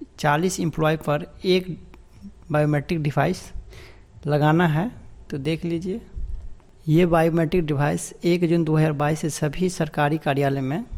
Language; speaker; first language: Hindi; native; Hindi